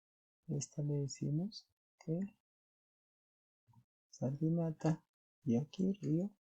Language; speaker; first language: Spanish; native; Spanish